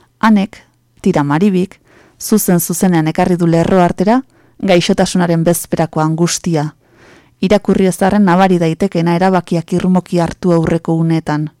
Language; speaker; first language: Basque; native; Basque